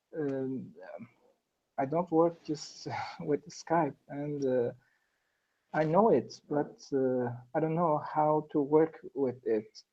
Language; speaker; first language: English; non-native, learner; Persian